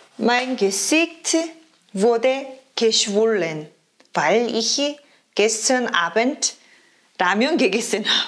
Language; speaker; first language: German; non-native, fluent; Korean